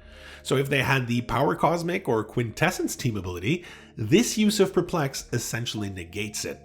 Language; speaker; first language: English; native; English